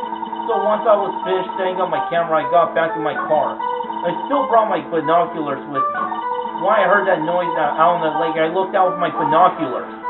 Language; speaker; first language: English; native; English